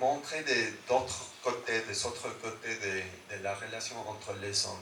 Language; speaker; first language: French; non-native, fluent; Spanish